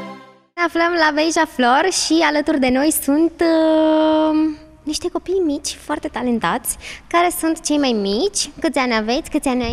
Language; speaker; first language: Romanian; native; Romanian